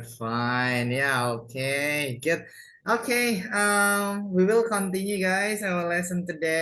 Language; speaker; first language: English; non-native, fluent; Indonesian